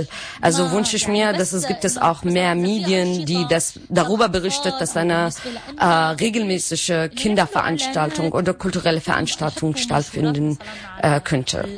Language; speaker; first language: German; non-native, learner; Arabic